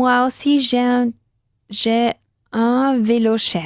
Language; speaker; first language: French; non-native, learner; Spanish